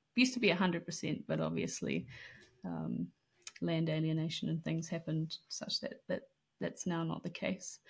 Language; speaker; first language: English; native; English